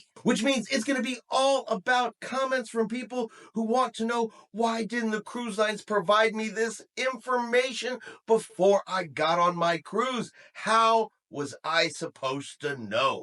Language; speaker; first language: English; native; English